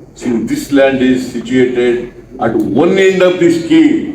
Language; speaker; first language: English; non-native, local second language; Kannada